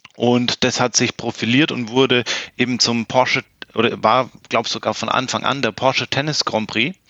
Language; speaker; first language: German; native; German